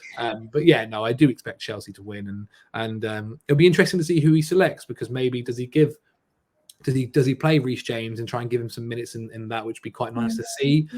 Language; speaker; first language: English; native; English